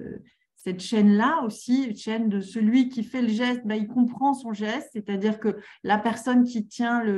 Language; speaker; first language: French; native; French